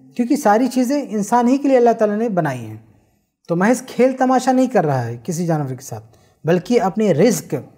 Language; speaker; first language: Hindi; native; Hindi